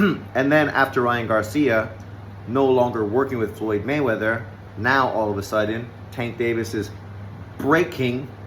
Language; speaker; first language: English; native; English